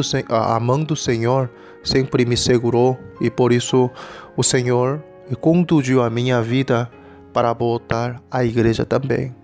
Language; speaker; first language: Portuguese; non-native, learner; Korean